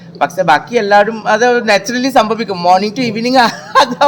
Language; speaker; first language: Malayalam; non-native, local second language; Assamese